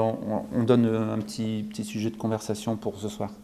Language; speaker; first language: French; native; French